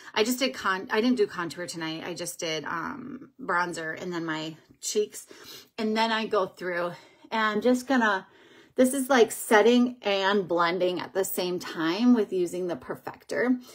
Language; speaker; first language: English; native; English